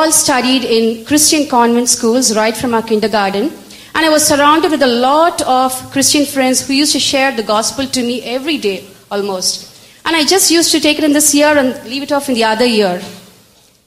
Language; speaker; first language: English; non-native, local second language; Tamil